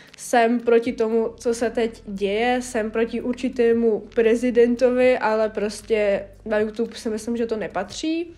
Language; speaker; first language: Czech; early bilingual, other home language; Russian